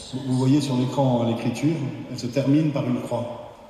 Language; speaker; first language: French; native; French